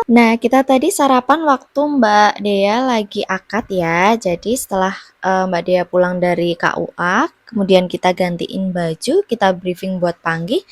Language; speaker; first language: Indonesian; non-native, local second language; Javanese